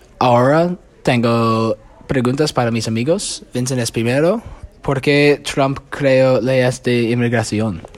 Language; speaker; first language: Spanish; non-native, learner; English